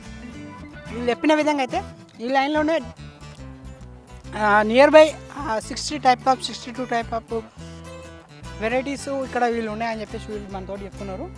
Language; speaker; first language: Telugu; native; Telugu